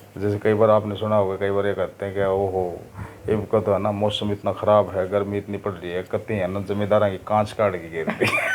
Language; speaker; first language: Hindi; native; Hindi